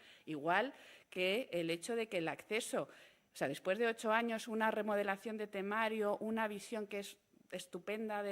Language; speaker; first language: Spanish; native; Spanish